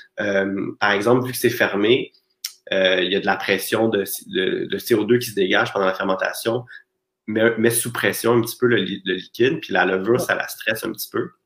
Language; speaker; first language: French; native; French